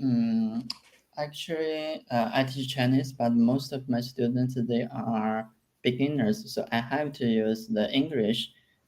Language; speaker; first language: English; non-native, learner; Chinese